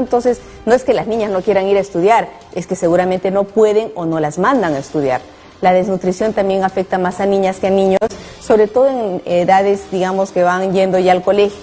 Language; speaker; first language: Spanish; native; Spanish